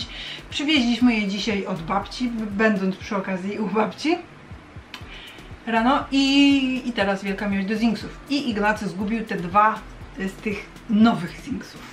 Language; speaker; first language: Polish; native; Polish